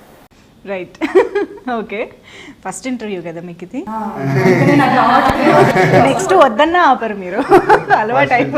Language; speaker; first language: Telugu; native; Telugu